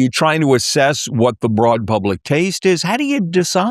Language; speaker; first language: English; native; English